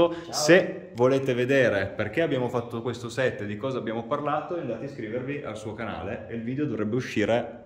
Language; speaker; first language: Italian; native; Italian